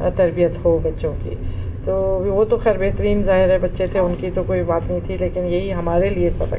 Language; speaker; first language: Urdu; native; Urdu